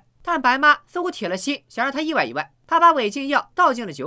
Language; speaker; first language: Chinese; native; Chinese